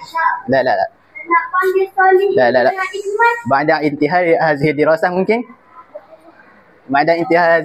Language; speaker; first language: Arabic; non-native, learner; Malay